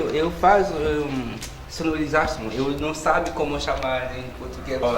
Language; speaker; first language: Portuguese; non-native, learner; Haitian Creole